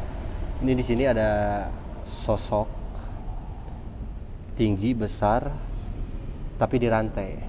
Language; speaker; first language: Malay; non-native, local second language; Sundanese